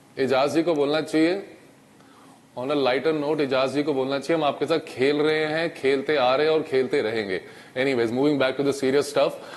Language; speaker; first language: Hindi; native; Hindi